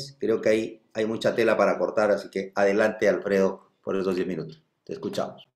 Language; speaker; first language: Spanish; native; Spanish